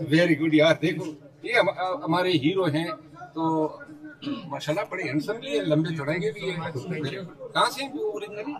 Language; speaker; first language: Urdu; non-native, local second language; Pashto